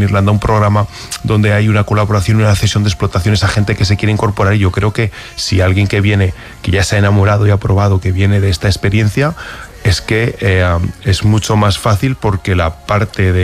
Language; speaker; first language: Spanish; native; Spanish